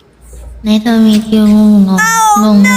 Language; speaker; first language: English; non-native, learner; Thai